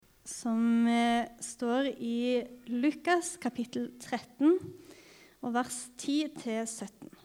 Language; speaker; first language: Norwegian; native; Norwegian